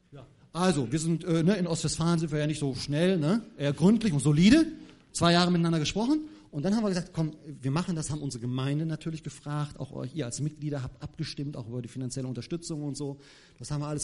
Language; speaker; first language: German; native; German